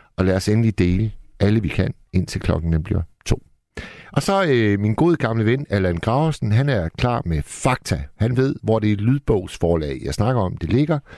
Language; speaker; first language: Danish; native; Danish